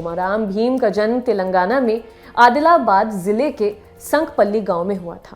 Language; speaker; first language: Hindi; native; Hindi